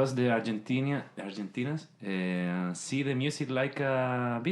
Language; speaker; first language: English; non-native, learner; Spanish